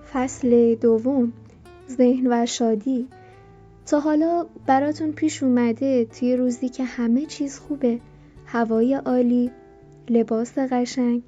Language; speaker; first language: Persian; native; Persian